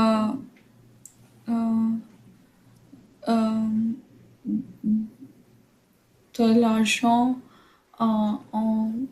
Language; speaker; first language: French; non-native, learner; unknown